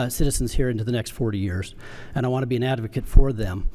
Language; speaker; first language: English; native; English